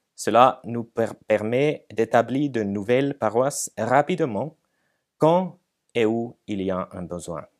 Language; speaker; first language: French; non-native, fluent; Finnish